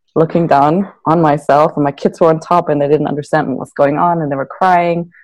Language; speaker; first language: English; non-native, fluent; German